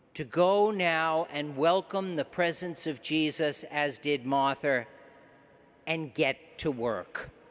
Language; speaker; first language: English; native; English